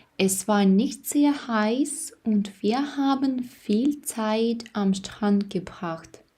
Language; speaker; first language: German; non-native, fluent; Ukrainian